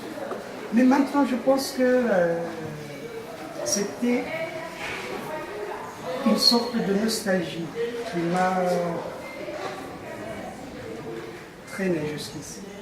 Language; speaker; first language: French; non-native, fluent; Persian